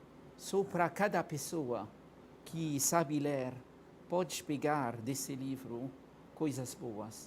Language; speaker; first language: Portuguese; non-native, fluent; Arabic